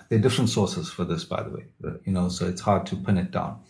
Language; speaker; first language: English; native; English